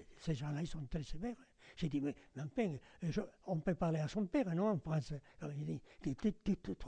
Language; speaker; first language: French; non-native, fluent; Spanish